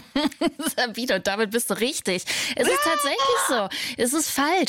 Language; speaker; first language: German; native; German